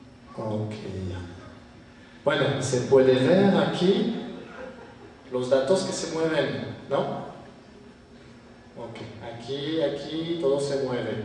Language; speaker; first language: Spanish; non-native, fluent; French